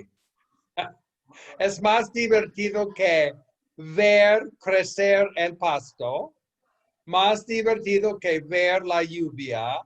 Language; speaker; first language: Spanish; non-native, fluent; English